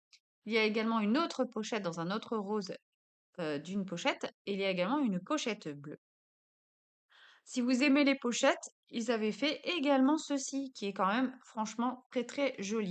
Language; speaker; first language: French; native; French